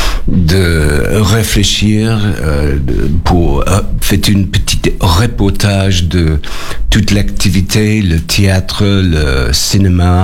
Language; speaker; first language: French; non-native, learner; English